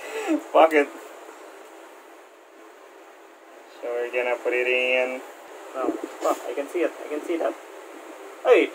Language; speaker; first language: English; non-native, local second language; Filipino